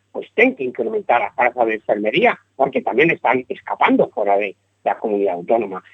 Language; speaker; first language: Galician; non-native, local second language; Spanish